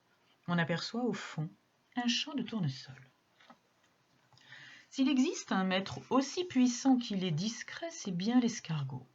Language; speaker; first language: French; native; French